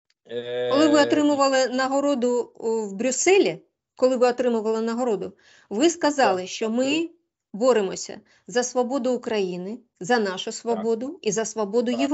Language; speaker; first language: Ukrainian; native; Ukrainian